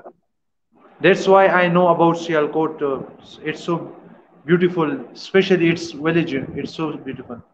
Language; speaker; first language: English; non-native, learner; Pashto